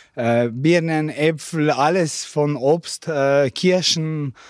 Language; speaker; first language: German; non-native, learner; Slovenian